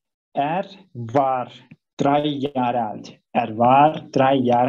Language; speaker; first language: German; non-native, fluent; Turkish